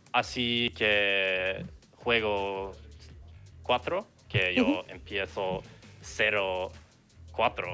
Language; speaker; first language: Spanish; non-native, learner; English